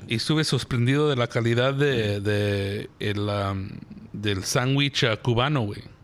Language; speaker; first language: Spanish; early bilingual, heritage; Spanish